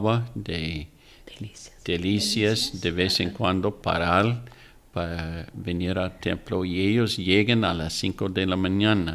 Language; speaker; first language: Spanish; non-native, fluent; English